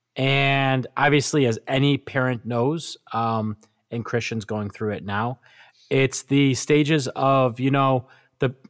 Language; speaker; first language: English; native; English